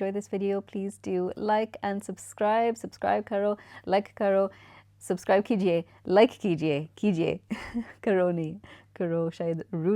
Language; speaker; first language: Hindi; non-native, learner; English